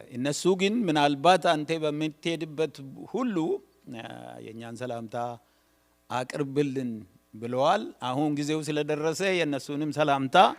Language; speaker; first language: Amharic; non-native, local second language; Oromo